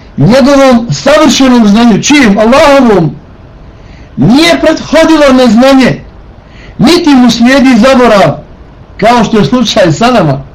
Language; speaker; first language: Bosnian; native; Bosnian